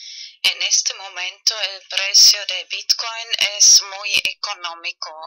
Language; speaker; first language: Spanish; non-native, fluent; German